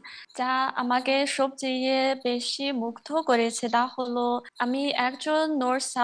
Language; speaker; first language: Bangla; non-native, learner; Chinese